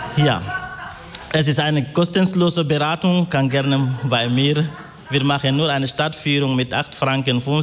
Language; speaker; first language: German; non-native, fluent; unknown